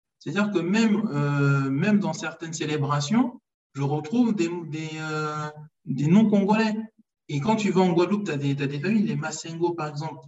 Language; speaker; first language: French; early bilingual, other home language; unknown